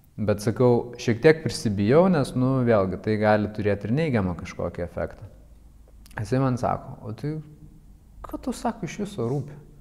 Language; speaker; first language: Lithuanian; native; Lithuanian